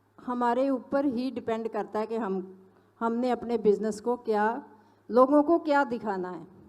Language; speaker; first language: Hindi; non-native, local second language; Punjabi